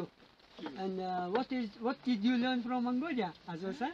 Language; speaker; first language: English; non-native, learner; Mongolian